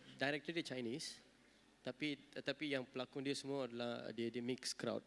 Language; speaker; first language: Malay; non-native, local second language; Tamil